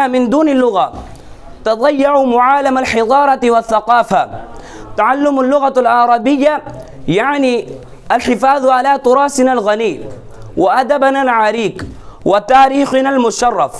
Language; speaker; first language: Arabic; non-native, learner; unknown